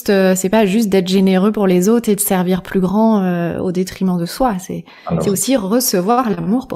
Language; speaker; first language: French; native; French